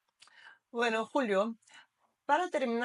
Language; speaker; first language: Spanish; non-native, fluent; Portuguese